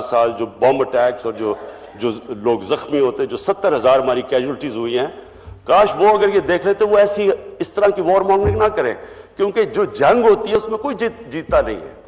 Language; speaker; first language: Urdu; native; Urdu